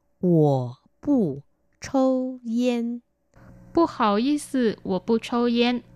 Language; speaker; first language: Chinese; non-native, fluent; Vietnamese